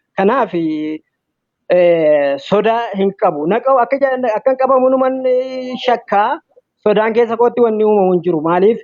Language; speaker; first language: Oromo; native; Oromo